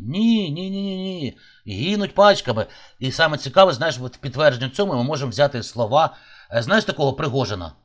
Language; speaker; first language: Ukrainian; native; Ukrainian